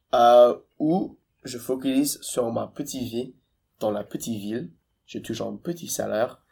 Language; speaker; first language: French; non-native, fluent; English